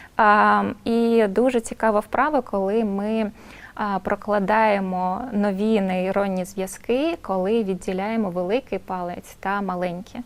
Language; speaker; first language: Ukrainian; non-native, local second language; Russian